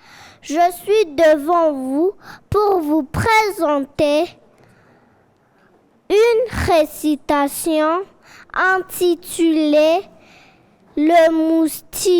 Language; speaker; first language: French; non-native, learner; Kinyarwanda